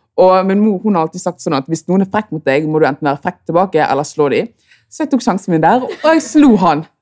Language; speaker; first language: Norwegian; early bilingual, other home language; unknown